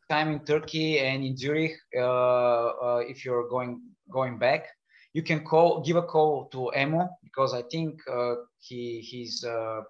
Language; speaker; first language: English; non-native, fluent; Bulgarian